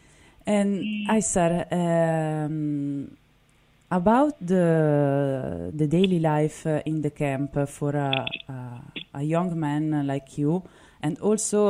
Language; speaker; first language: English; non-native, fluent; Italian